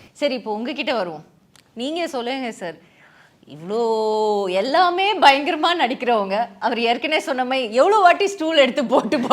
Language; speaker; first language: Tamil; native; Tamil